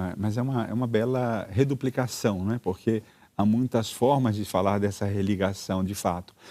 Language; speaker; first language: Portuguese; early bilingual, other home language; Italian